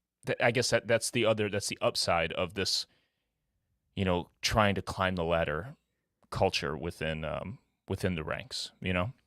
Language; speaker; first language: English; native; English